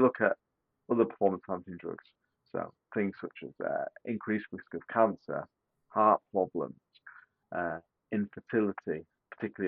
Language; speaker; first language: English; native; English